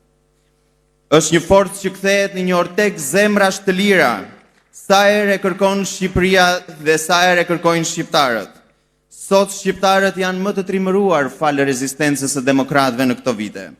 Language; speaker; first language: Albanian; native; Albanian